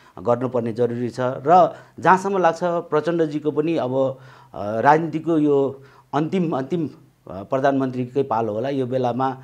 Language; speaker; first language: Nepali; native; Nepali